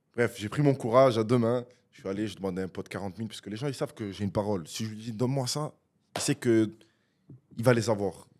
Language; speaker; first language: French; non-native, fluent; Italian